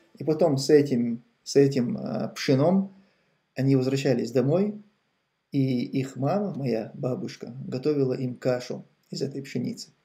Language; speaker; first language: Russian; non-native, local second language; Chechen